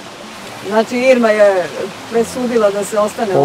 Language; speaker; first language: Croatian; native; Croatian